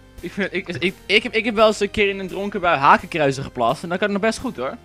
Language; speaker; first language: Dutch; native; Dutch